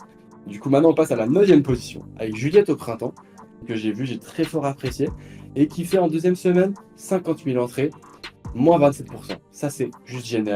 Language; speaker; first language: French; native; French